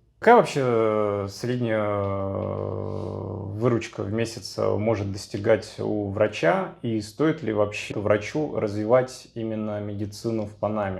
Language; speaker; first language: Russian; native; Russian